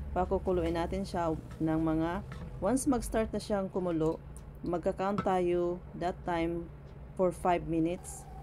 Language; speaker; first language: Filipino; non-native, local second language; Cebuano